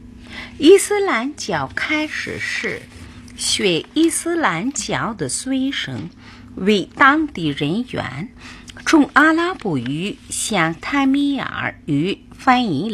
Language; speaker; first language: Chinese; non-native, learner; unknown